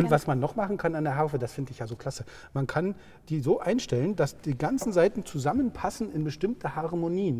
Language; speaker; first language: German; native; German